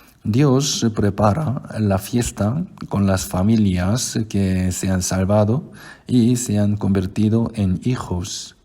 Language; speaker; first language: Spanish; non-native, fluent; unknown